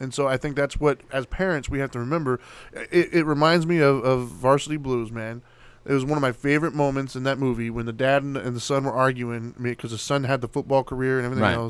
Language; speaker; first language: English; native; English